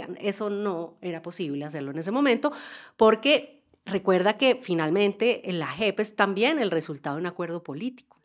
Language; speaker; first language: Spanish; native; Spanish